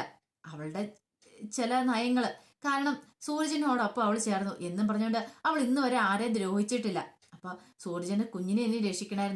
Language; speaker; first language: Malayalam; native; Malayalam